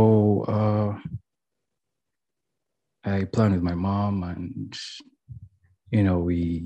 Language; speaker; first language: English; non-native, local second language; Ganda